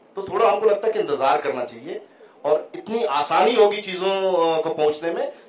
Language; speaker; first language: Hindi; native; Hindi